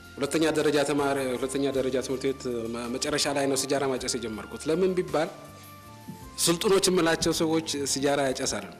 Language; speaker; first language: Amharic; non-native, local second language; Tigrinya